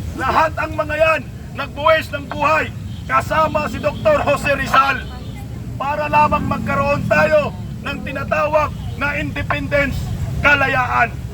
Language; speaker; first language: Filipino; non-native, local second language; Cebuano